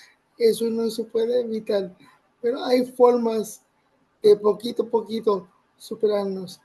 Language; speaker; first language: Spanish; early bilingual, other home language; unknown